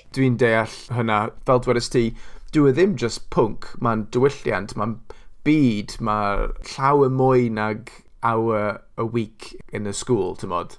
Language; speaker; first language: Welsh; non-native, local second language; English